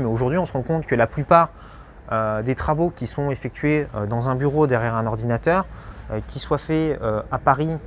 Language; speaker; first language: French; native; French